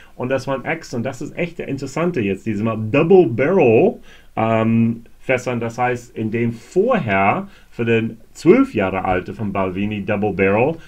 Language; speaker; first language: German; non-native, fluent; English